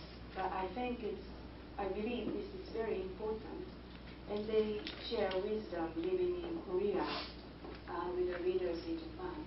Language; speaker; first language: English; non-native, fluent; Japanese